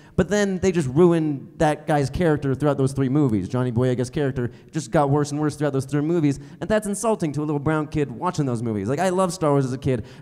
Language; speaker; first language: English; native; English